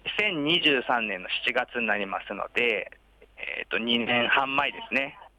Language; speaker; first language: Japanese; native; Japanese